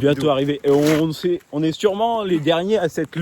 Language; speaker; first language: French; native; French